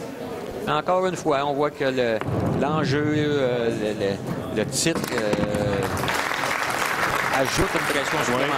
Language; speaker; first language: French; native; French